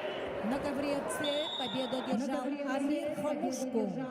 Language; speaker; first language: Russian; native; Russian